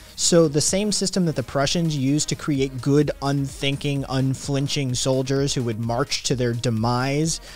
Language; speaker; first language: English; native; English